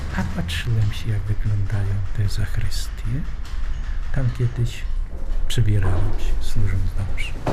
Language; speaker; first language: Polish; native; Polish